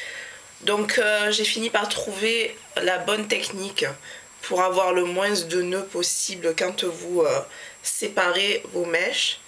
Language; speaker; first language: French; native; French